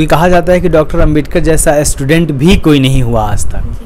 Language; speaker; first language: Hindi; native; Hindi